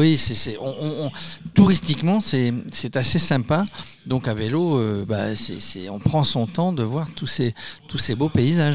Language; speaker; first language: French; native; French